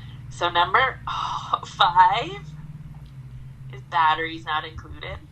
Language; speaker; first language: English; native; English